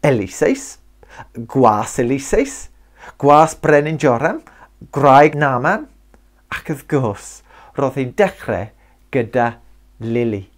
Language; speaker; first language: Welsh; non-native, local second language; English